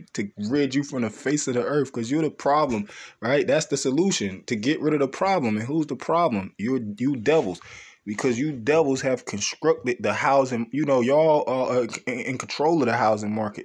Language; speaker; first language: English; native; English